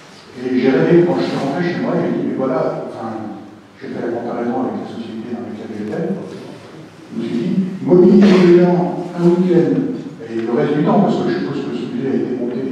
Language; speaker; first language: French; native; French